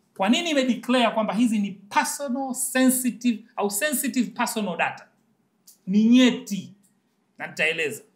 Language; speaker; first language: Swahili; native; Swahili